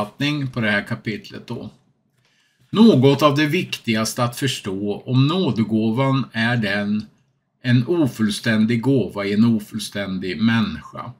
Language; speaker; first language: Swedish; native; Swedish